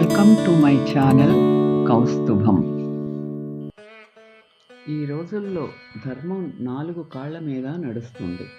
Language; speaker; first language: Telugu; native; Telugu